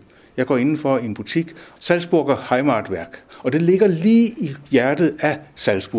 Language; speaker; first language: Danish; native; Danish